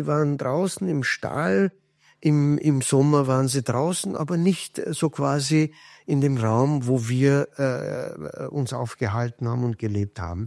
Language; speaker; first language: German; non-native, fluent; Kurdish